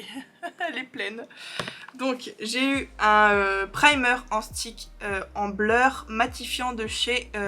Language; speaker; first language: French; native; French